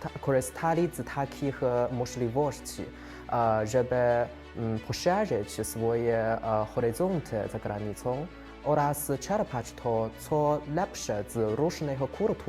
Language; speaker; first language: Polish; non-native, fluent; Chinese